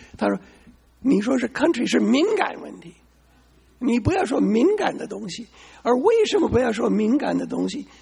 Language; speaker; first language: Chinese; non-native, fluent; English